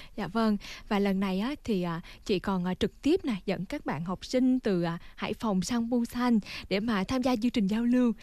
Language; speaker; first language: Vietnamese; native; Vietnamese